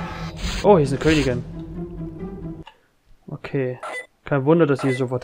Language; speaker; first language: German; native; German